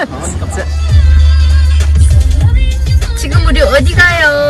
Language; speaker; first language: Korean; non-native, learner; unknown